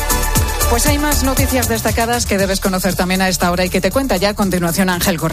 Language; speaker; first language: Spanish; native; Spanish